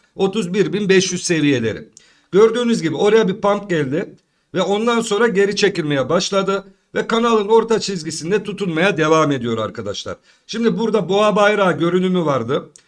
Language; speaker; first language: Turkish; native; Turkish